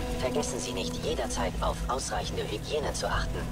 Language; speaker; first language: German; non-native, fluent; Polish